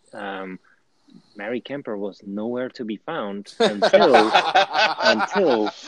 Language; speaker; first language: English; non-native, fluent; Dutch